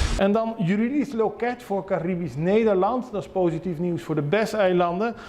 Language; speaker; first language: Dutch; non-native, local second language; Papiamento